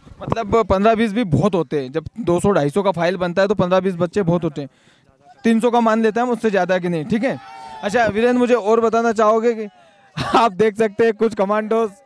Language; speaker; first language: Hindi; native; Hindi